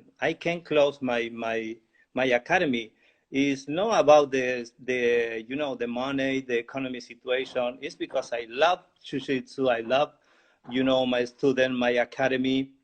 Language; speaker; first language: English; non-native, learner; Spanish